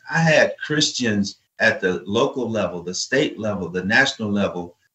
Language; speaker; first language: English; native; English